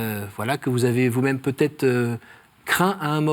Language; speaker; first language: French; native; French